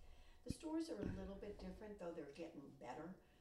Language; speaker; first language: English; native; English